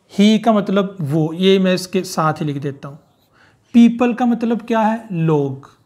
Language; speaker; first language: Urdu; native; Urdu